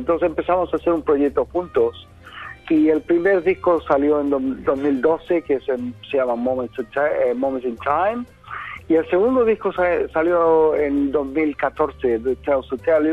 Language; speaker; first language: Spanish; native; Spanish